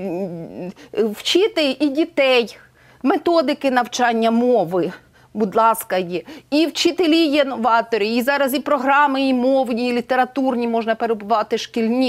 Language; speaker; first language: Ukrainian; native; Ukrainian